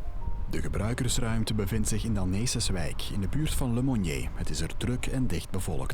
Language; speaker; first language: Dutch; native; Dutch